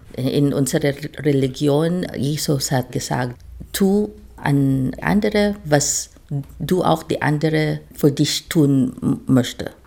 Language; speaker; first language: German; non-native, fluent; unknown